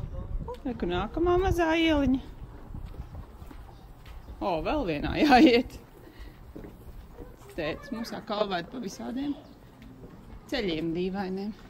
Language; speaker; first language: Latvian; native; Latvian